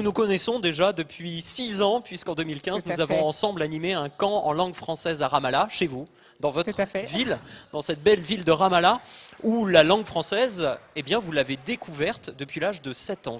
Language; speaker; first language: French; native; French